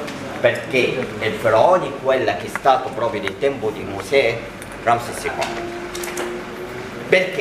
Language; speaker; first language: Italian; non-native, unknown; Arabic